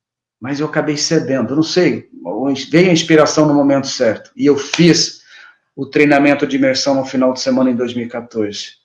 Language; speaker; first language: Portuguese; native; Portuguese